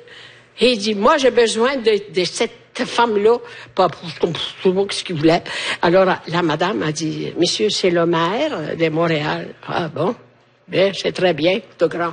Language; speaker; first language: French; non-native, fluent; Italian